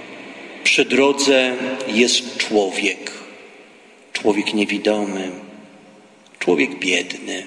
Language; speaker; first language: Polish; native; Polish